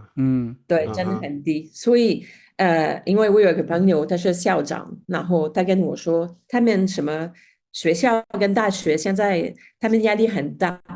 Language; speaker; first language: Chinese; non-native, fluent; Spanish